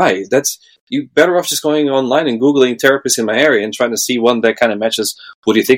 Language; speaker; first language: English; non-native, fluent; Portuguese